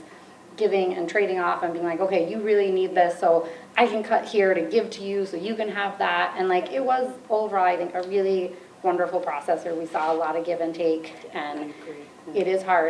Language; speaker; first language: English; native; English